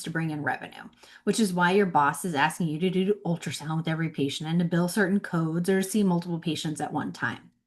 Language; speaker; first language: English; native; English